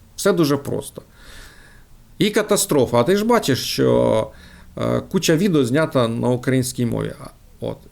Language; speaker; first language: Ukrainian; non-native, local second language; Russian